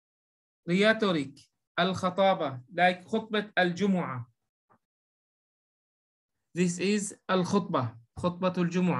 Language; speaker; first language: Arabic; non-native, fluent; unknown